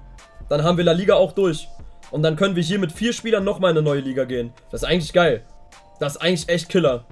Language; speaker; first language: German; native; German